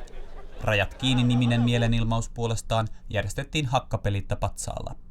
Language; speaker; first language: Finnish; native; Finnish